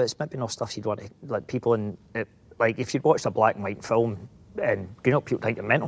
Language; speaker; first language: English; native; English